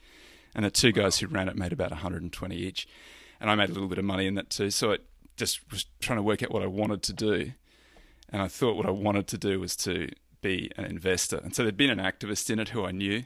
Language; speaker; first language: English; native; English